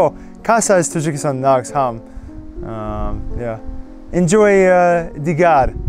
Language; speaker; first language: Persian; non-native, learner; English